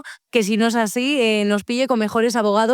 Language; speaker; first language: Spanish; native; Spanish